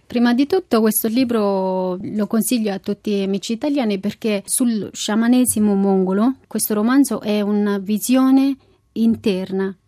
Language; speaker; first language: Italian; non-native, fluent; Mongolian